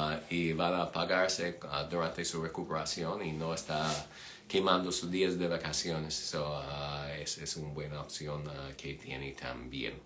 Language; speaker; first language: Spanish; non-native, fluent; English